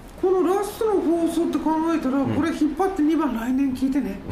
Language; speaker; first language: Japanese; native; Japanese